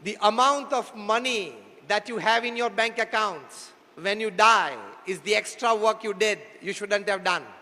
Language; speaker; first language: English; non-native, local second language; Gujarati